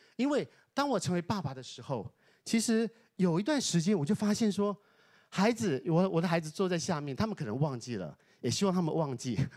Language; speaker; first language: Chinese; native; Chinese